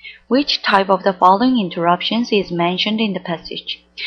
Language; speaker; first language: English; non-native, fluent; Korean